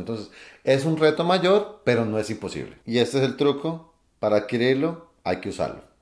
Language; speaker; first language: Spanish; native; Spanish